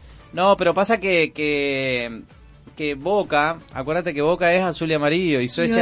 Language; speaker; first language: Spanish; native; Spanish